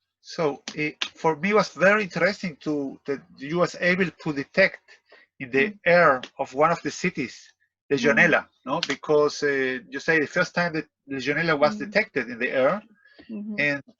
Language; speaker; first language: English; non-native, fluent; Spanish